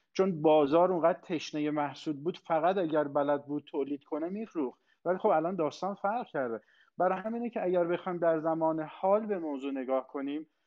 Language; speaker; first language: Persian; non-native, local second language; Azerbaijani